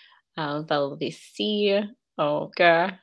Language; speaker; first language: Danish; non-native, learner; English